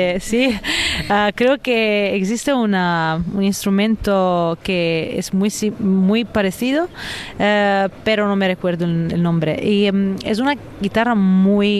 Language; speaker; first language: Spanish; non-native, fluent; Italian